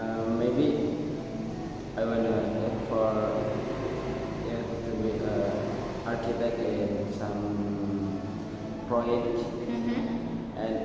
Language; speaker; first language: English; non-native, learner; Indonesian